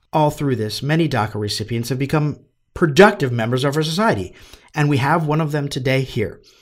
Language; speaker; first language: English; native; English